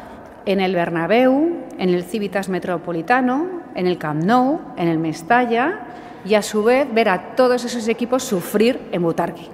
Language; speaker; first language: Spanish; native; Spanish